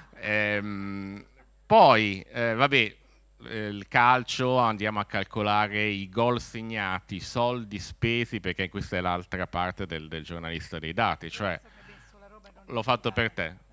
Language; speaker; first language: Italian; native; Italian